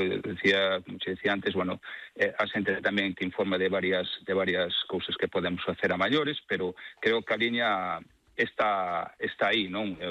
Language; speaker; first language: Galician; non-native, local second language; Spanish